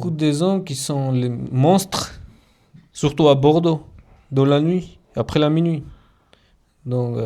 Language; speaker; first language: French; non-native, fluent; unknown